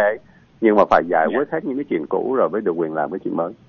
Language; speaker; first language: Vietnamese; native; Vietnamese